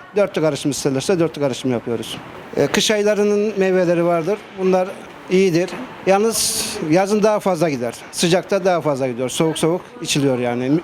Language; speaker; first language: Turkish; native; Turkish